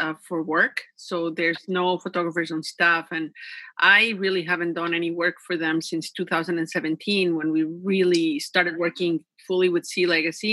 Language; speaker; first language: English; non-native, fluent; Spanish